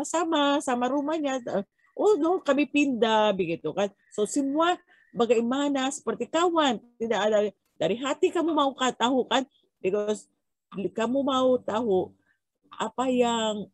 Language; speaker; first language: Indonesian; non-native, learner; Filipino